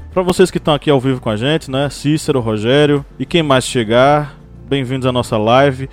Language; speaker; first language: Portuguese; native; Portuguese